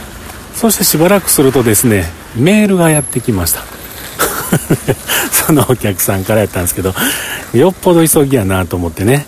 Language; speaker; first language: Japanese; native; Japanese